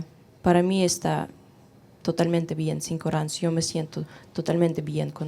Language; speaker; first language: Spanish; non-native, fluent; Russian